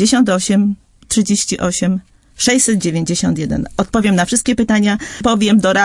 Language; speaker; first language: Polish; native; Polish